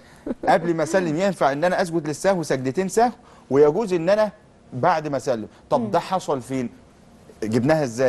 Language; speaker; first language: Arabic; native; Arabic